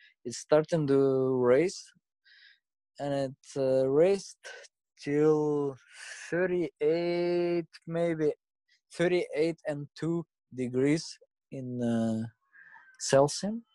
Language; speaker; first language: English; non-native, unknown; Russian